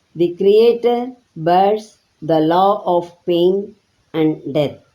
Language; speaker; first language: English; non-native, local second language; Tamil